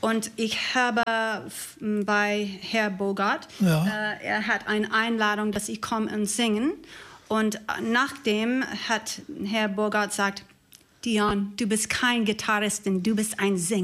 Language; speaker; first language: German; non-native, learner; English